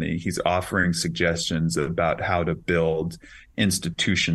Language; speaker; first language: English; native; English